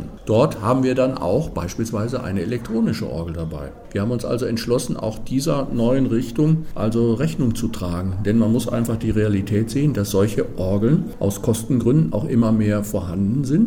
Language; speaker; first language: German; native; German